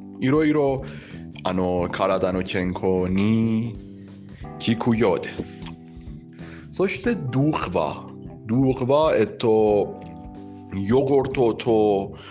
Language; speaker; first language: Japanese; non-native, learner; Persian